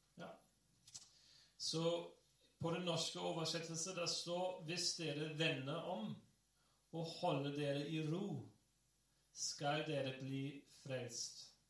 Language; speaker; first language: Norwegian; non-native, fluent; English